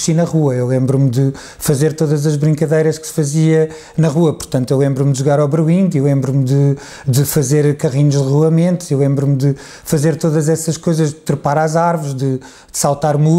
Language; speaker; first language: Portuguese; native; Portuguese